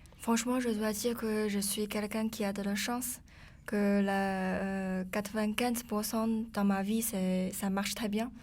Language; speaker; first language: French; non-native, fluent; Chinese